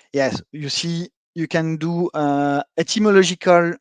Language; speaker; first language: English; non-native, fluent; French